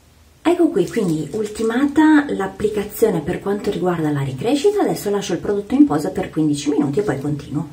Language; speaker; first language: Italian; native; Italian